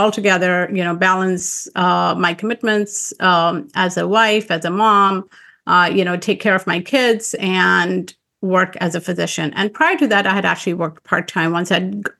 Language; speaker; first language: English; non-native, local second language; Urdu